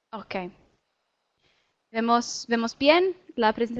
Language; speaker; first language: Spanish; non-native, learner; Italian